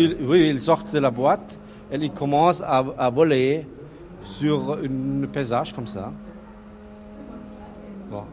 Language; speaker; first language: French; non-native, learner; German